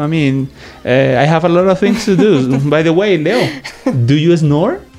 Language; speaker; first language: English; non-native, fluent; Spanish